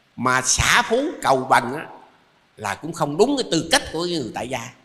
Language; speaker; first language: Vietnamese; native; Vietnamese